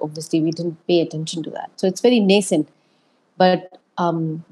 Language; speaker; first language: English; non-native, local second language; Hindi